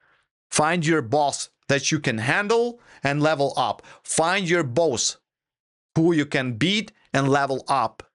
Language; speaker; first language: English; non-native, fluent; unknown